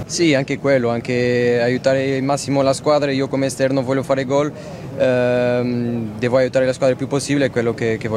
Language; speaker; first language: Italian; non-native, fluent; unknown